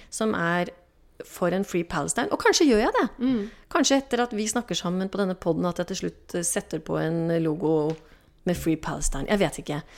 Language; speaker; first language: Norwegian; native; Norwegian